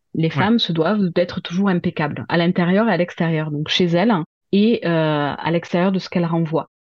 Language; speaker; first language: French; native; French